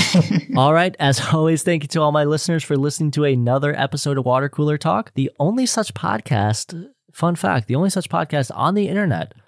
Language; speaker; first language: English; native; English